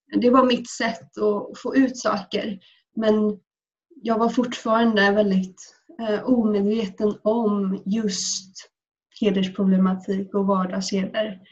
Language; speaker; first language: Swedish; early bilingual, other home language; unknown